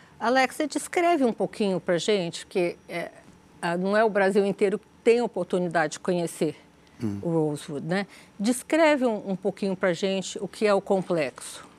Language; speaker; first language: Portuguese; native; Portuguese